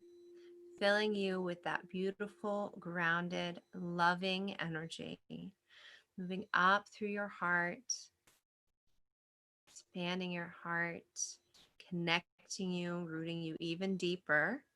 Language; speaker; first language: English; native; English